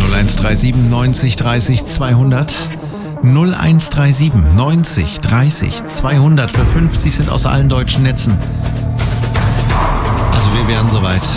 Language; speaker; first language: German; native; German